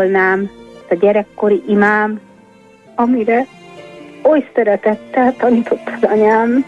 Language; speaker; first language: Hungarian; native; Hungarian